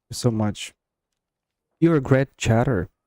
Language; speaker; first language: English; non-native, fluent; Russian